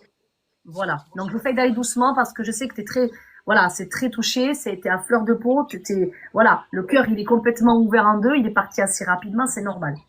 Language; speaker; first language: French; native; French